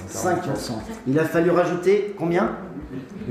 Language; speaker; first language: French; native; French